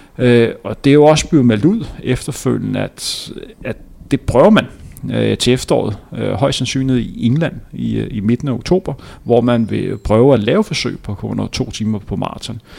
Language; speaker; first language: Danish; native; Danish